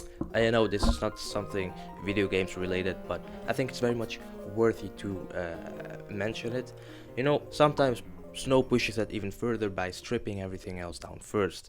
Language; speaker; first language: English; non-native, fluent; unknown